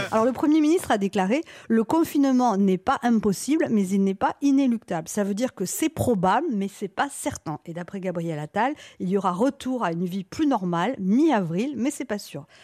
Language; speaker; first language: French; native; French